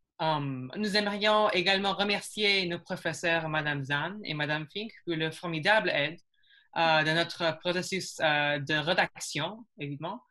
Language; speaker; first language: French; non-native, learner; English